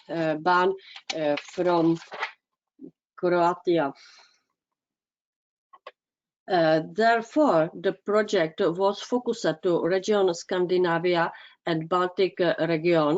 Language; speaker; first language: English; non-native, fluent; Czech